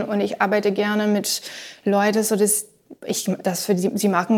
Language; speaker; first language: German; non-native, learner; English